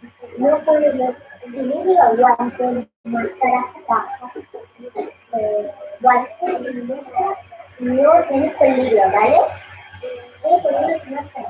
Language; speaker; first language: Spanish; early bilingual, other home language; Filipino